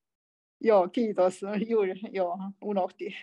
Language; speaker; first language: Finnish; non-native, learner; Chinese